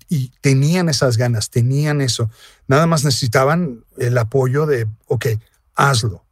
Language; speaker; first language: Spanish; native; Spanish